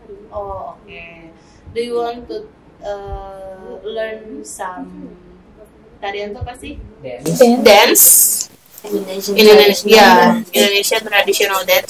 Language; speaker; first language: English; non-native, learner; Indonesian